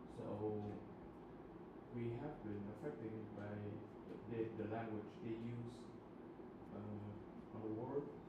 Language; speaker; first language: English; non-native, learner; Vietnamese